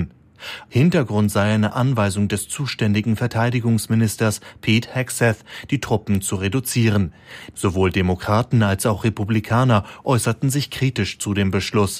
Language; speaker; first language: German; native; German